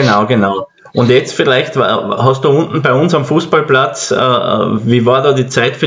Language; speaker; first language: German; native; German